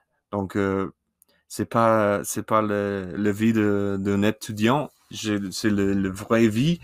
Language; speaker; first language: French; non-native, learner; English